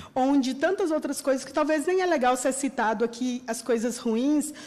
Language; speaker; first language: Portuguese; native; Portuguese